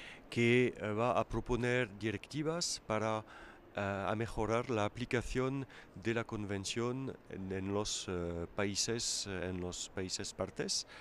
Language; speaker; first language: Spanish; non-native, fluent; French